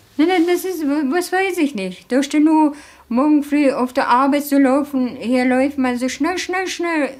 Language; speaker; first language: German; non-native, fluent; Turkish